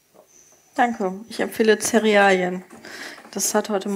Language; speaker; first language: German; native; German